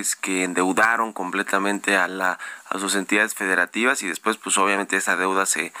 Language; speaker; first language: Spanish; native; Spanish